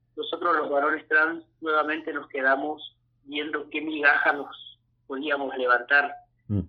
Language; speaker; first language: Spanish; native; Spanish